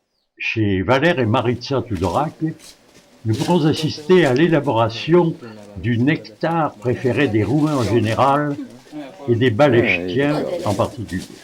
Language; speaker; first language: French; native; French